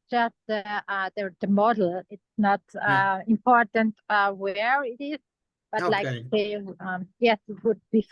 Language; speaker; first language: English; non-native, fluent; German